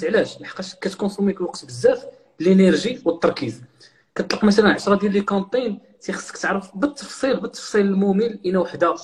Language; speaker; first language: Arabic; native; Arabic